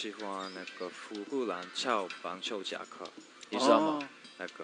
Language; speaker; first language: Chinese; non-native, learner; English